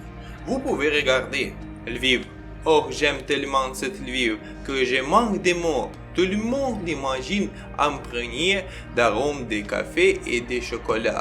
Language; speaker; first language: French; non-native, learner; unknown